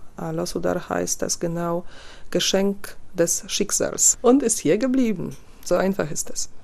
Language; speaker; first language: German; non-native, fluent; Polish